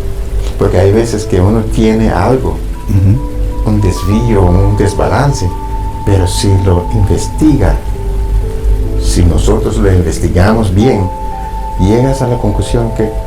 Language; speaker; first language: Spanish; non-native, fluent; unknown